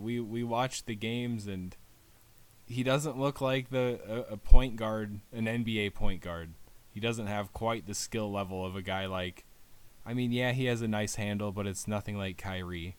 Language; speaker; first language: English; native; English